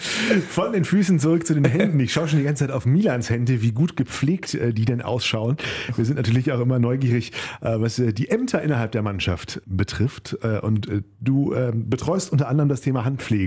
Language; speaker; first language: German; native; German